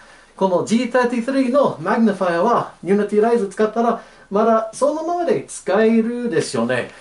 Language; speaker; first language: Japanese; non-native, learner; English